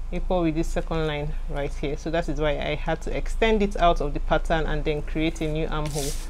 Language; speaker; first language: English; non-native, local second language; Igbo